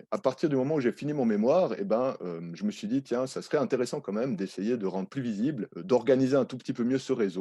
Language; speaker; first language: French; native; French